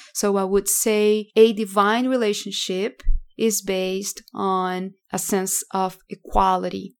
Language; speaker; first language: English; non-native, fluent; Portuguese